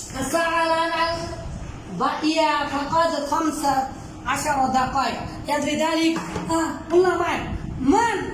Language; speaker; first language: Arabic; non-native, fluent; Bangla